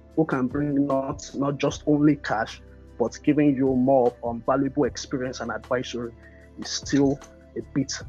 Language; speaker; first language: English; non-native, local second language; Yoruba